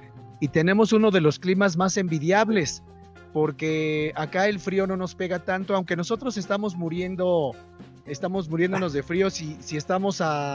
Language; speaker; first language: Spanish; native; Spanish